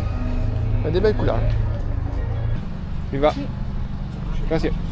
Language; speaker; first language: French; native; French